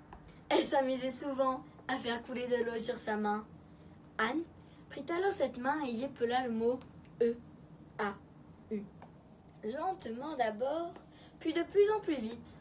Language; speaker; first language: French; native; French